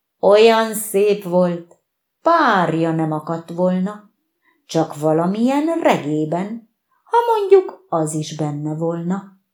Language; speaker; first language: Hungarian; native; Hungarian